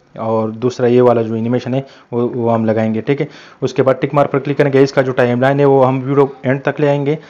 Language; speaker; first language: Urdu; non-native, local second language; Pashto